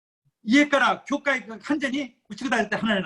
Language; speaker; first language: Japanese; non-native, fluent; Korean